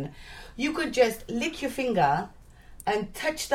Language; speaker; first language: English; native; English